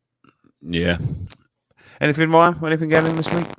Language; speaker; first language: English; native; English